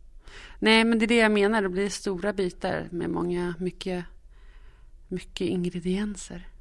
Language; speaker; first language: Swedish; native; Swedish